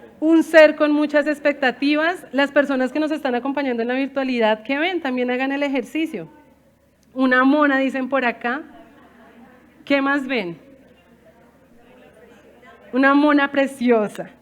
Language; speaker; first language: Spanish; native; Spanish